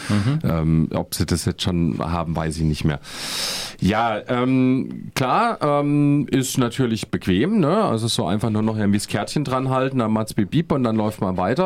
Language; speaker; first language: German; native; German